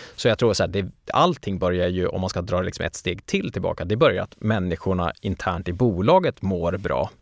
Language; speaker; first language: Swedish; native; Swedish